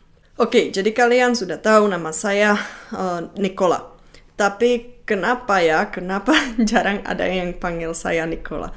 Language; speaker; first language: Indonesian; non-native, fluent; Czech